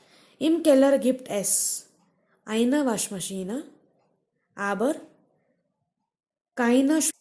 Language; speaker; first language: German; non-native, fluent; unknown